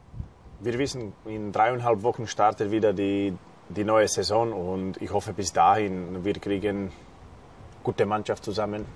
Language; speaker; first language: German; non-native, fluent; Slovak